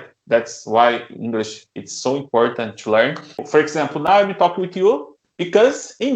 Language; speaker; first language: English; non-native, learner; Portuguese